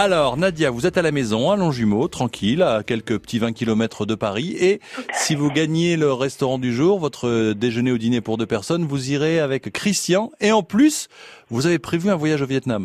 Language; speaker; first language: French; native; French